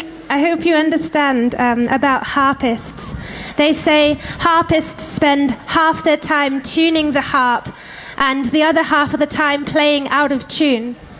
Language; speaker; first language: English; native; English